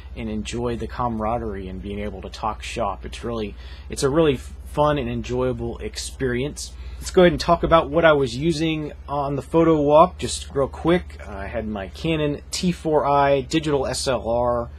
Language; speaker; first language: English; native; English